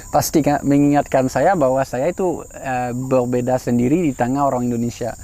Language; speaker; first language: Indonesian; non-native, fluent; French